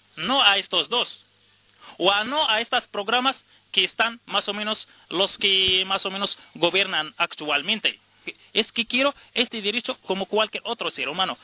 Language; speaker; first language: Spanish; non-native, fluent; Arabic